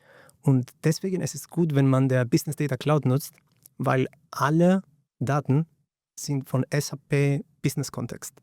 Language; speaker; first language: German; non-native, fluent; Greek